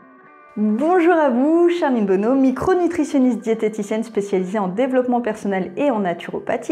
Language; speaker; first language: French; native; French